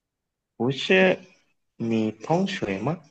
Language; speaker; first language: Chinese; non-native, learner; Indonesian